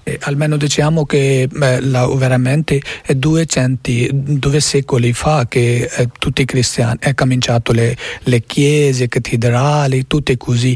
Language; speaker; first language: Italian; non-native, learner; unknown